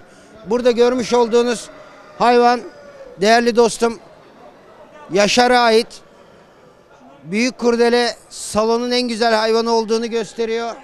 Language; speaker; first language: Turkish; native; Turkish